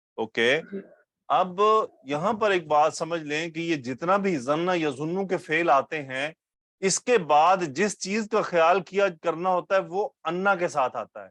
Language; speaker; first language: Urdu; native; Urdu